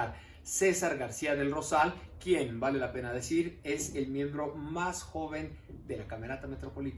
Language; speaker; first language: Spanish; native; Spanish